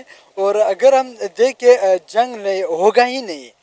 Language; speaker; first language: Hindi; non-native, local second language; Pashto